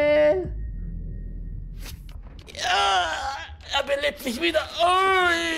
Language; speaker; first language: German; native; German